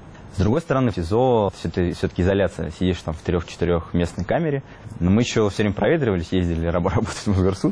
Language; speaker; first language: Russian; native; Russian